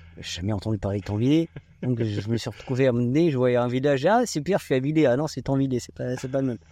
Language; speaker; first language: French; native; French